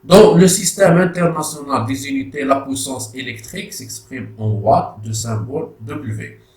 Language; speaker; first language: French; non-native, local second language; Arabic